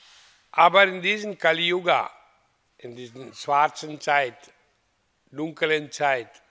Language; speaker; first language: German; non-native, fluent; Hindi